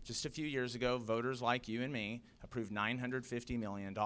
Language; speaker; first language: English; native; English